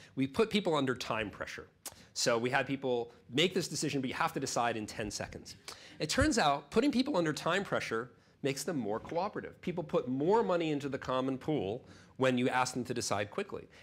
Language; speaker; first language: English; native; English